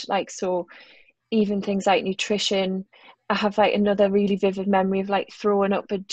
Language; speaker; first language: English; native; English